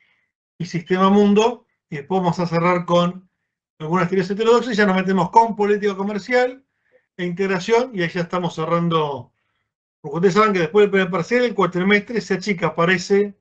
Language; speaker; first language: Spanish; native; Spanish